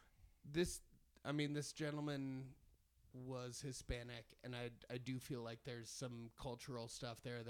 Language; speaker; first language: English; native; English